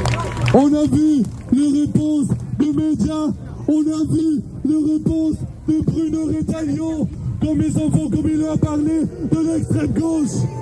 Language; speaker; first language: French; non-native, local second language; Turkish